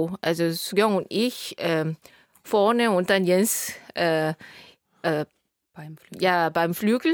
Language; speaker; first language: German; non-native, fluent; Korean